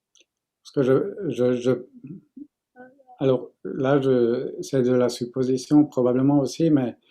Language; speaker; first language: French; non-native, fluent; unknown